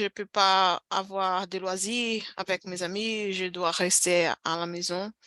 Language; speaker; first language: French; non-native, fluent; Portuguese